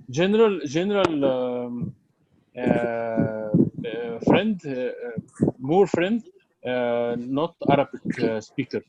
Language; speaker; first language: English; non-native, learner; Arabic